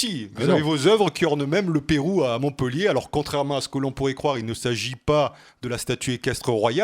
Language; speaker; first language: French; native; French